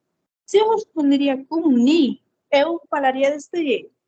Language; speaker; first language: Portuguese; non-native, fluent; Spanish